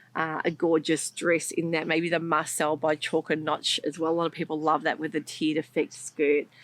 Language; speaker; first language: English; native; English